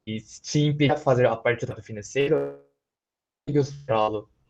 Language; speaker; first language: Portuguese; non-native, learner; Korean